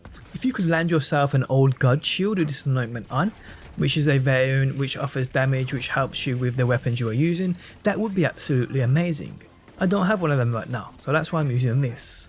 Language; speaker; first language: English; native; English